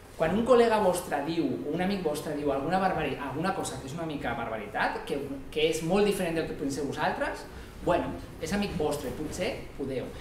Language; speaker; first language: Catalan; non-native, local second language; Spanish